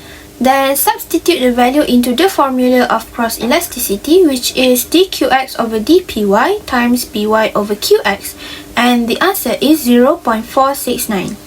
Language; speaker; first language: English; non-native, local second language; Malay